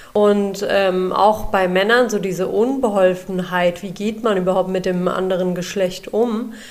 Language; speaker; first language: German; early bilingual, other home language; Urdu